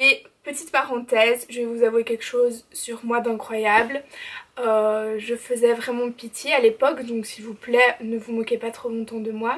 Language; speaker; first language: French; native; French